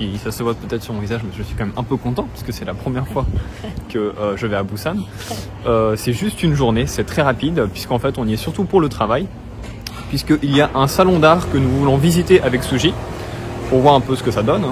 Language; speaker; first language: French; native; French